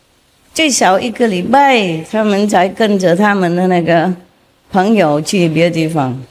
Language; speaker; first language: Chinese; non-native, fluent; Vietnamese